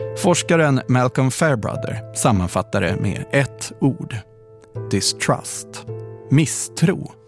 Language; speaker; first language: Swedish; native; Swedish